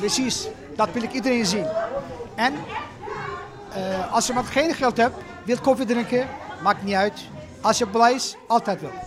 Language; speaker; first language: Dutch; non-native, learner; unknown